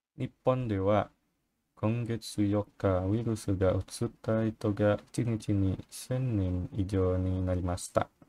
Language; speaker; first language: Indonesian; native; Indonesian